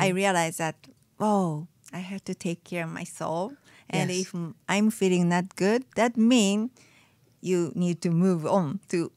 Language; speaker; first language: English; non-native, fluent; Japanese